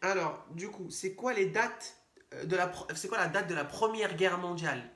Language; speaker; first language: French; native; French